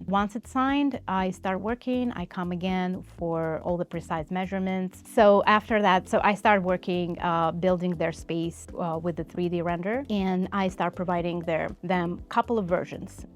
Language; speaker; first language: English; non-native, fluent; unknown